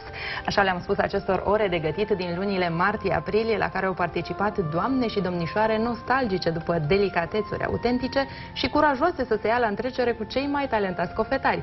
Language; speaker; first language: Romanian; native; Romanian